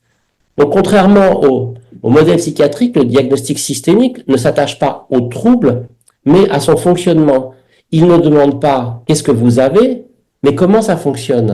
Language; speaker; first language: French; native; French